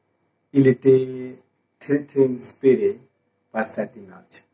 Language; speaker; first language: French; non-native, fluent; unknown